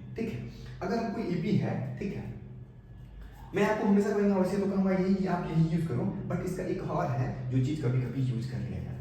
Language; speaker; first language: Hindi; native; Hindi